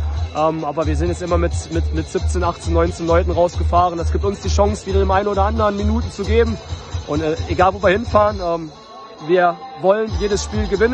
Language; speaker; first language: German; native; German